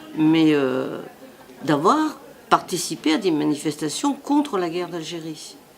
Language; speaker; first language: French; non-native, fluent; Italian